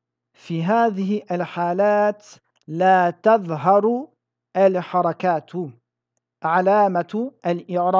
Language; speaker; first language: Arabic; non-native, fluent; French